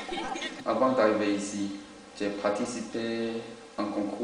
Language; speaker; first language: French; non-native, learner; Chinese